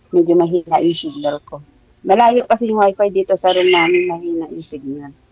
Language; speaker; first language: Filipino; non-native, local second language; Iloko